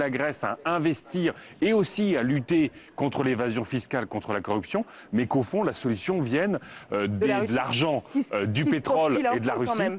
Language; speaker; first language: French; native; French